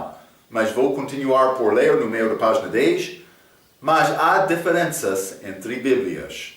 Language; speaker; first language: Portuguese; non-native, fluent; English